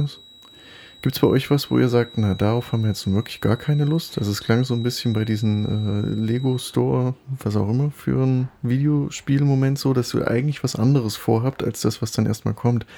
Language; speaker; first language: German; native; German